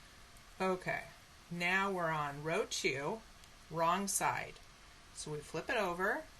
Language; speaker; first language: English; native; English